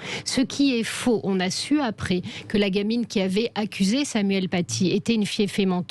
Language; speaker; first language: French; native; French